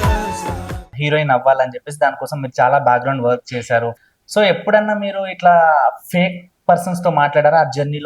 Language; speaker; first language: Telugu; native; Telugu